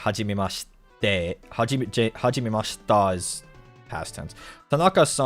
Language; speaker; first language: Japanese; non-native, learner; English